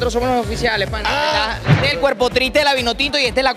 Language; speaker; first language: Spanish; native; Spanish